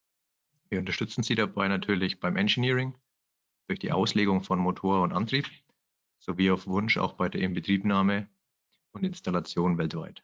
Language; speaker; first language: German; native; German